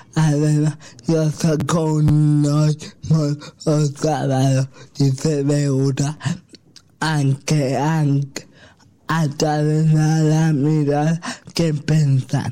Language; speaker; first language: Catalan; non-native, local second language; Spanish